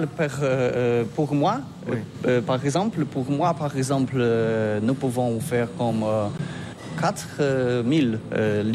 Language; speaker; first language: French; non-native, learner; Polish